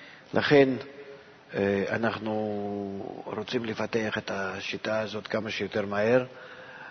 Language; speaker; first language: Hebrew; non-native, fluent; Russian